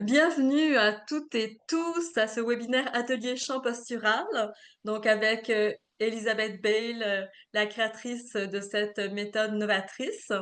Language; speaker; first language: French; native; French